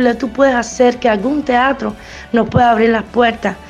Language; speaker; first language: Spanish; native; Spanish